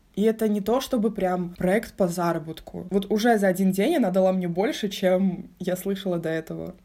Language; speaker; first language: Russian; native; Russian